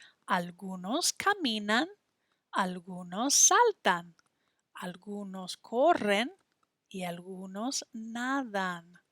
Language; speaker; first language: Spanish; non-native, fluent; English